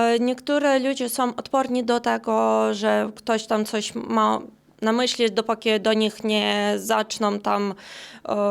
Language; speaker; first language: Polish; non-native, learner; Ukrainian